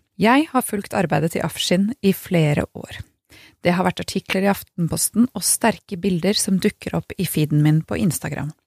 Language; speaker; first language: Norwegian; native; Norwegian